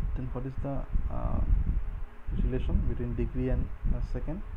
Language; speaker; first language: English; non-native, local second language; Assamese